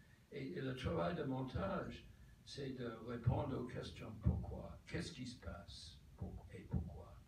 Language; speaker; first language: French; non-native, fluent; English